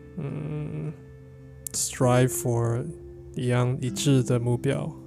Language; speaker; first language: Chinese; non-native, learner; English